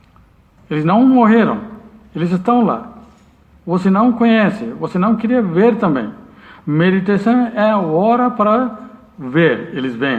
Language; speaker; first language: Portuguese; non-native, learner; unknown